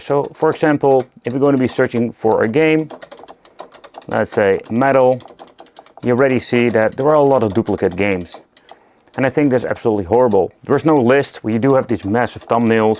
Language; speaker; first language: English; non-native, fluent; Dutch